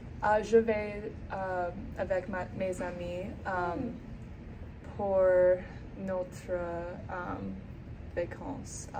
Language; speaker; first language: French; non-native, learner; English